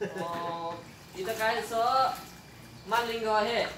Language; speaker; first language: Korean; non-native, learner; Khmer